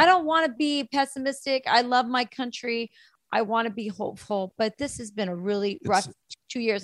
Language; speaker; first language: English; native; English